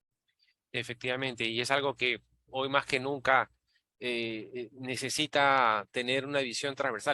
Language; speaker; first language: Spanish; native; Spanish